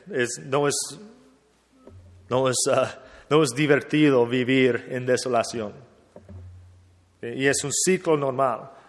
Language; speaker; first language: Spanish; non-native, fluent; English